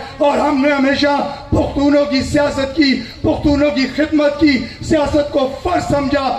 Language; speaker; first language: Urdu; non-native, local second language; Pashto